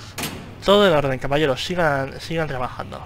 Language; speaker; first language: Spanish; native; Spanish